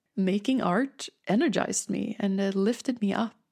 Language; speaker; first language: English; non-native, fluent; Swedish